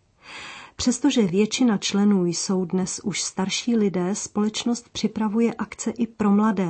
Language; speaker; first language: Czech; native; Czech